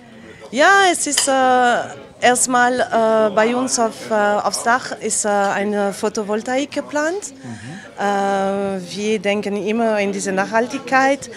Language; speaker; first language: German; non-native, fluent; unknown